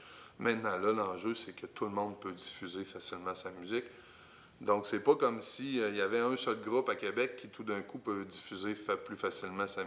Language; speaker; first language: French; native; French